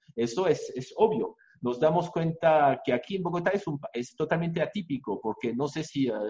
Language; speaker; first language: Spanish; non-native, fluent; French